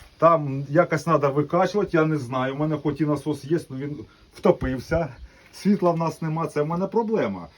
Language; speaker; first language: Ukrainian; native; Ukrainian